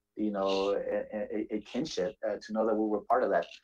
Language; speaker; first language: English; native; English